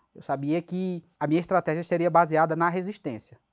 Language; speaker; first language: Portuguese; native; Portuguese